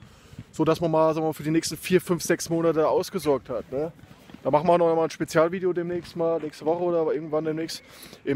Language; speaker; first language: German; native; German